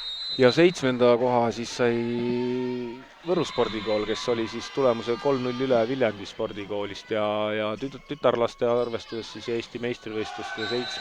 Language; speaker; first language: Estonian; native; Estonian